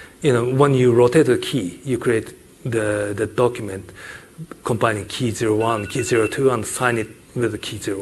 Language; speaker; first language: English; non-native, fluent; Japanese